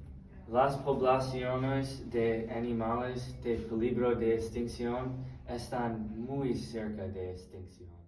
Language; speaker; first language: Spanish; non-native, learner; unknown